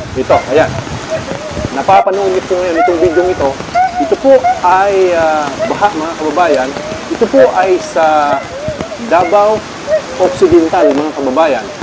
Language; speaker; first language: Filipino; non-native, local second language; Cebuano